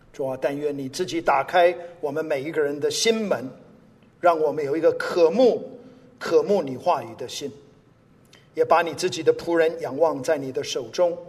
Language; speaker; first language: Chinese; non-native, local second language; English